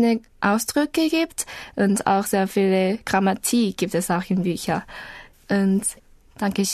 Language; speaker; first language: German; non-native, learner; Korean